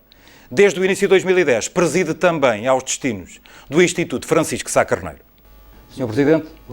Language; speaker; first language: Portuguese; native; Portuguese